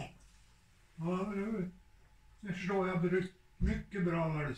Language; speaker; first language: Swedish; native; Swedish